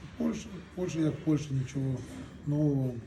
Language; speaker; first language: Ukrainian; non-native, local second language; Russian